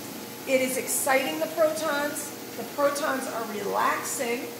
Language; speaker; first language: English; native; English